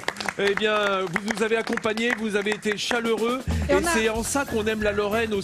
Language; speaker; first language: French; native; French